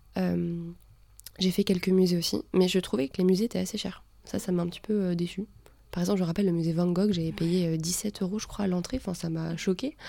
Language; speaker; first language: French; native; French